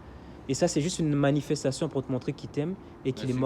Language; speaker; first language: French; native; French